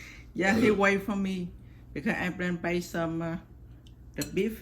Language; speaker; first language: English; non-native, learner; Vietnamese